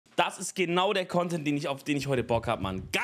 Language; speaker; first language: German; native; German